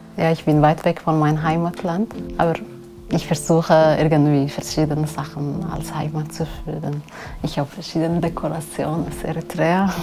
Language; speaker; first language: German; non-native, fluent; Tigrinya